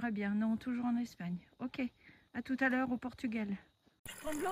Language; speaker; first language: French; native; French